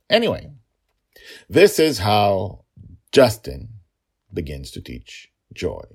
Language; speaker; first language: English; non-native, fluent; Hebrew